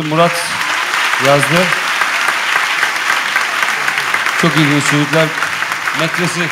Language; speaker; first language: Turkish; native; Turkish